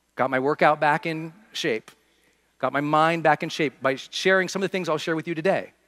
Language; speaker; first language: English; native; English